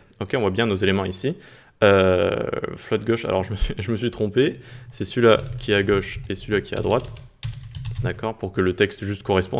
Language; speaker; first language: French; native; French